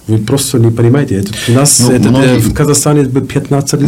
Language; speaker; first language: Russian; non-native, learner; German